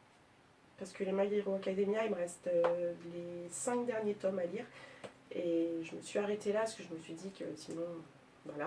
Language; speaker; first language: French; native; French